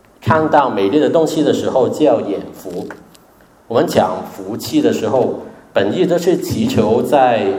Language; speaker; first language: Chinese; non-native, local second language; Cantonese